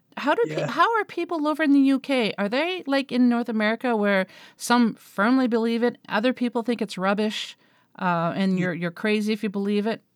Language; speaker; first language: English; native; English